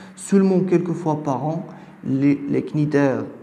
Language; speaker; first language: French; non-native, local second language; Arabic